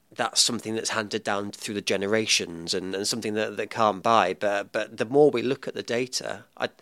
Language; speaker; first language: English; native; English